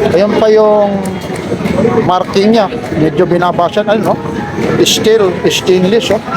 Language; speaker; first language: Filipino; non-native, local second language; Waray